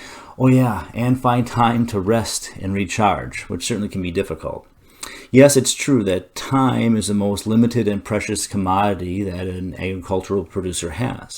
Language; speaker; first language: English; native; English